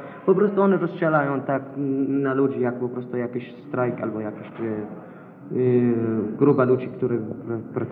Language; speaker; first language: Polish; non-native, learner; Arabic